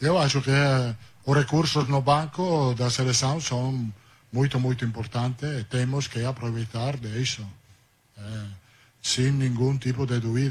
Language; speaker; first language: Portuguese; non-native, learner; Italian